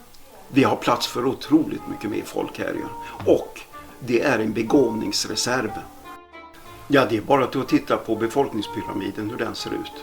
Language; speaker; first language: Swedish; native; Swedish